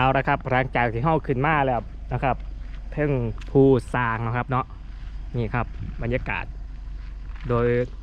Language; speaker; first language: Thai; native; Thai